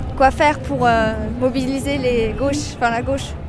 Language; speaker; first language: French; non-native, fluent; German